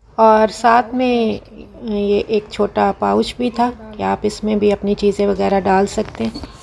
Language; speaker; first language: Urdu; non-native, local second language; Punjabi